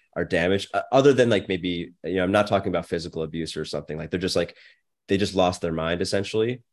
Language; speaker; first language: English; native; English